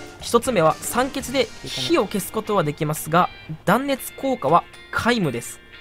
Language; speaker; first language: Japanese; native; Japanese